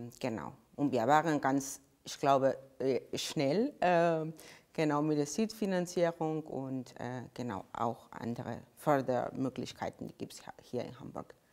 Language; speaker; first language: German; non-native, fluent; Spanish